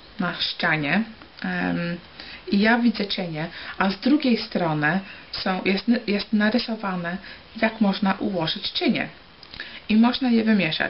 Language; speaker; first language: Polish; early bilingual, heritage; Polish